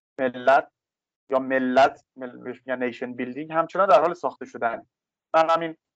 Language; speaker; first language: Persian; native; Persian